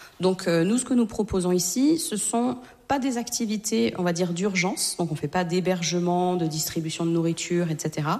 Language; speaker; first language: French; native; French